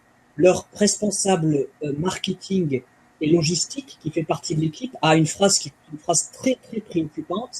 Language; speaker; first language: French; native; French